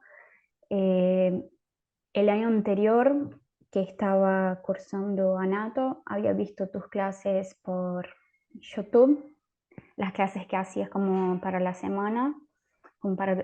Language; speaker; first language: Spanish; native; Spanish